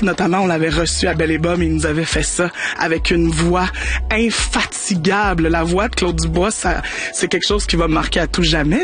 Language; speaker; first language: French; native; French